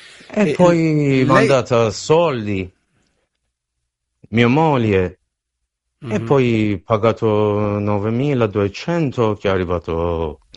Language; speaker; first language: Italian; non-native, learner; Persian